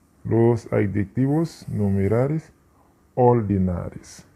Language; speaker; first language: Spanish; non-native, fluent; Haitian Creole